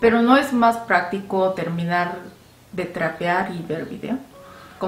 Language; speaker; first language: Spanish; non-native, fluent; Korean